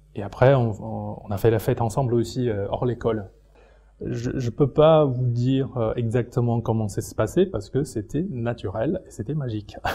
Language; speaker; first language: French; non-native, fluent; Chinese